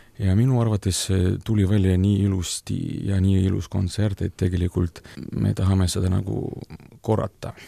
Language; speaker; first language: Estonian; non-native, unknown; Ukrainian